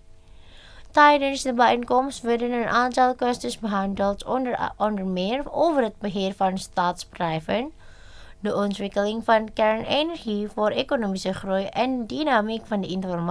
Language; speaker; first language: Dutch; non-native, fluent; Indonesian